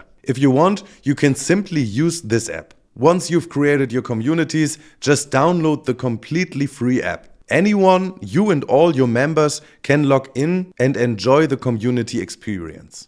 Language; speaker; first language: English; non-native, fluent; German